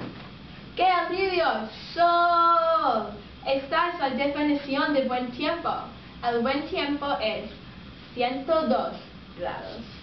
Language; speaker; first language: Spanish; non-native, learner; English